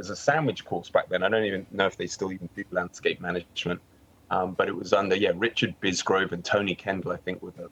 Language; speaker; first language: English; native; English